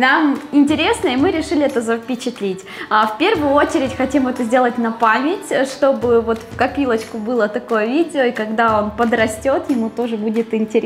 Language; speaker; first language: Russian; native; Russian